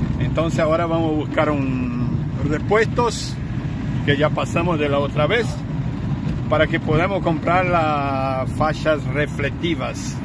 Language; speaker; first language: Spanish; non-native, learner; Portuguese